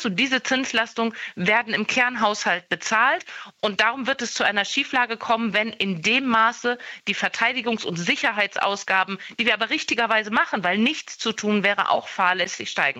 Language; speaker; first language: German; native; German